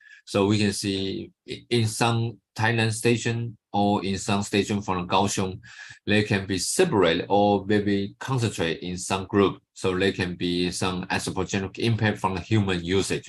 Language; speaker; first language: English; non-native, fluent; Chinese